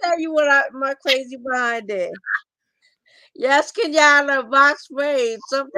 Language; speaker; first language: English; native; English